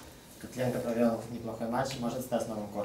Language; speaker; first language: Russian; native; Russian